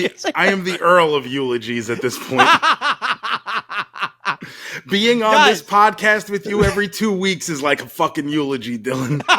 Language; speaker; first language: English; native; English